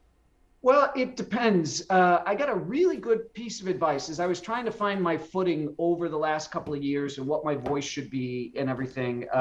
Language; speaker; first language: English; native; English